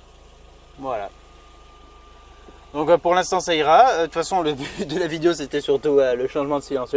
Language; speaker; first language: French; native; French